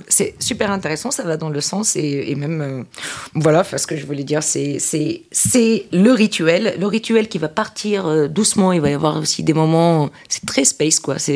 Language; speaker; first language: French; non-native, local second language; Arabic